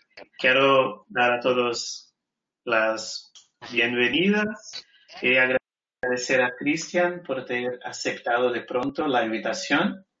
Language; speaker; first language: Spanish; non-native, fluent; Portuguese